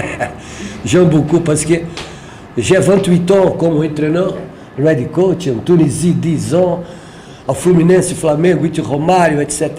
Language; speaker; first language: French; non-native, fluent; Portuguese